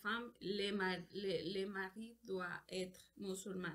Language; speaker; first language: French; non-native, learner; Spanish